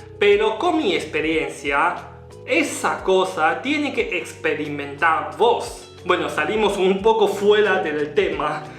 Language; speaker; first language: Spanish; non-native, learner; Chinese